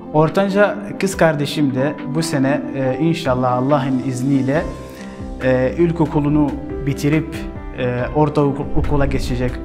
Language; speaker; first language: Turkish; non-native, fluent; Arabic